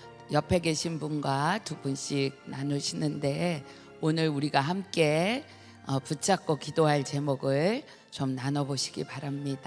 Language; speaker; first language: Korean; native; Korean